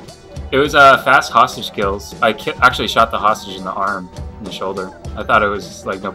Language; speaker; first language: English; native; English